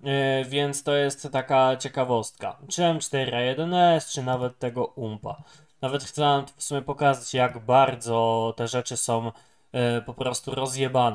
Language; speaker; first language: Polish; native; Polish